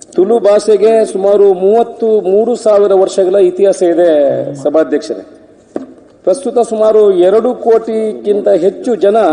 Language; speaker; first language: Kannada; non-native, local second language; Tulu